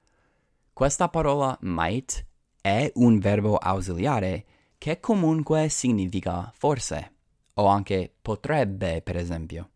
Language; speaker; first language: Italian; non-native, fluent; English